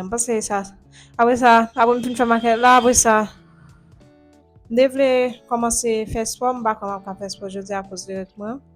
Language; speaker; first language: French; non-native, learner; Haitian Creole